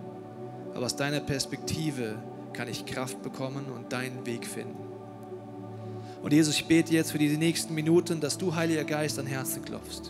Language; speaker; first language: German; native; German